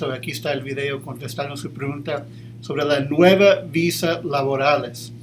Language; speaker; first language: Spanish; early bilingual, heritage; English